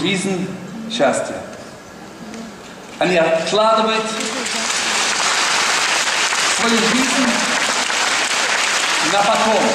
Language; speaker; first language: Russian; non-native, learner; Swedish